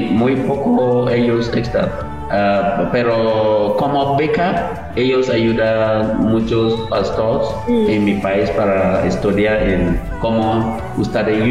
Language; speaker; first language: Spanish; non-native, learner; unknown